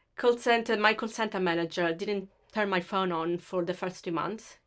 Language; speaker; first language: English; non-native, fluent; Italian